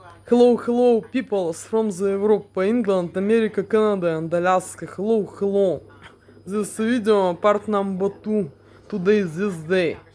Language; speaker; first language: English; non-native, learner; Russian